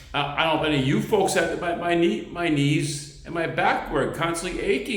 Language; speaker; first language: English; native; English